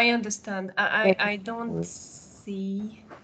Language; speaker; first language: English; non-native, fluent; Hungarian